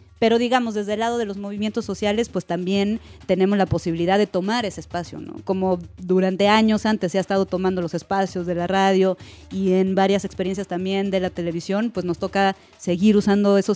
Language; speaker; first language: Spanish; native; Spanish